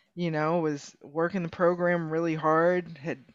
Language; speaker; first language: English; early bilingual, other home language; Spanish